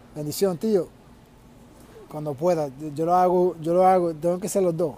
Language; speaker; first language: Spanish; early bilingual, other home language; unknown